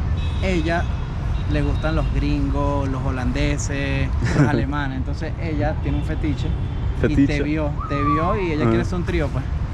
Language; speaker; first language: Spanish; native; Spanish